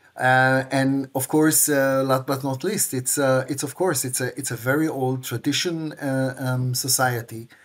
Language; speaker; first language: English; non-native, fluent; Hebrew